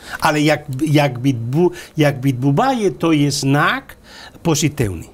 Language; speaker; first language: Ukrainian; non-native, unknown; Spanish